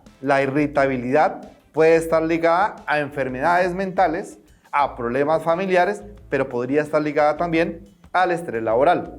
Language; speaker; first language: Spanish; native; Spanish